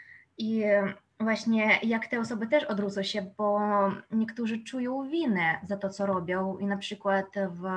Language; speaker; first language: Polish; non-native, fluent; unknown